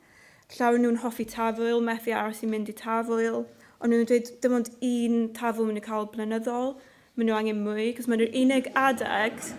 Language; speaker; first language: Welsh; non-native, local second language; English